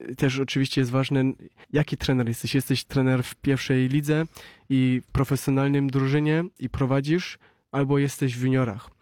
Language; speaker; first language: Polish; early bilingual, heritage; Polish